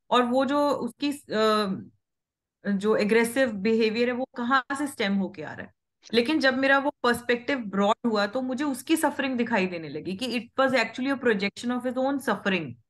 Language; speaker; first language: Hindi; non-native, local second language; Punjabi